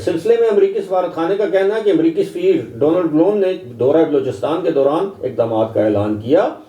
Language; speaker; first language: Urdu; non-native, local second language; Northern Hindko